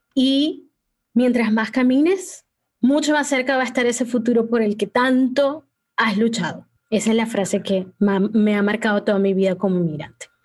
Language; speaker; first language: Spanish; native; Spanish